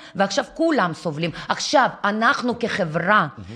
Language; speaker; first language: Hebrew; non-native, fluent; Ukrainian